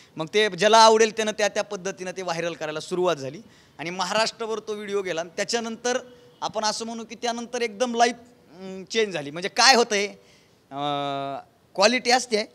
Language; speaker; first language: Marathi; native; Marathi